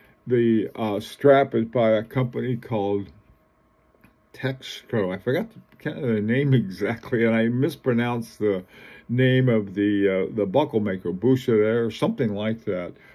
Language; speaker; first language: English; native; English